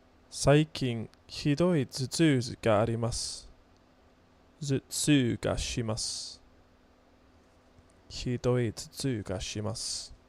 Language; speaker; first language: Japanese; non-native, learner; English